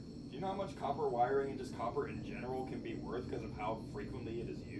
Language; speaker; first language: English; native; English